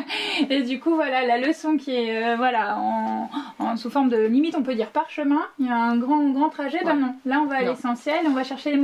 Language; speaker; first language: French; native; French